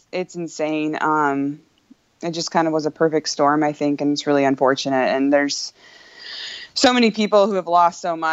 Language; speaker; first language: English; native; English